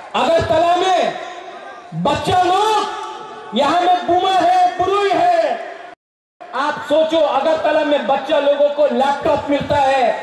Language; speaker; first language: Hindi; non-native, local second language; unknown